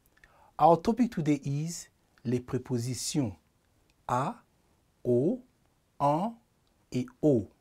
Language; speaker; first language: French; non-native, fluent; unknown